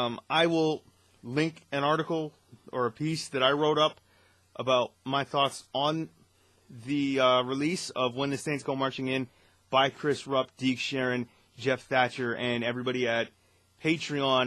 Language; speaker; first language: English; native; English